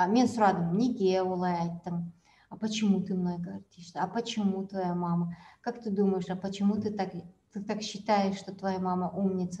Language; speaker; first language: Russian; non-native, local second language; Kazakh